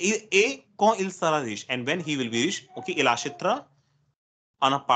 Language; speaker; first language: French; non-native, fluent; Hindi